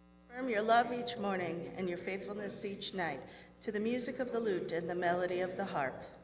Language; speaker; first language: English; native; English